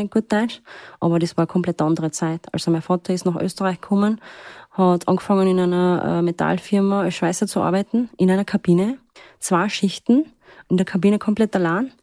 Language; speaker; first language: German; early bilingual, other home language; Turkish